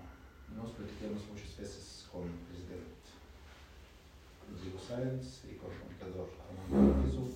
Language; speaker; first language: Spanish; non-native, learner; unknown